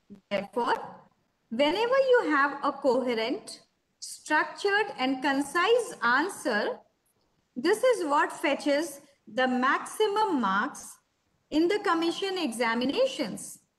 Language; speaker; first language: English; non-native, local second language; Hindi